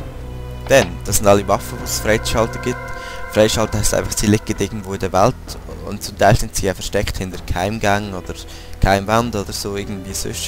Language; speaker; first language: German; native; German